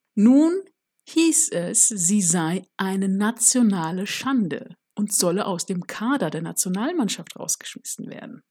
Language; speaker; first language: German; early bilingual, other home language; Turkish